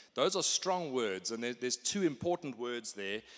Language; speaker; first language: English; native; English